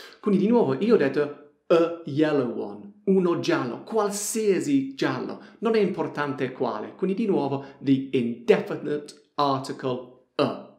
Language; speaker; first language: Italian; non-native, fluent; English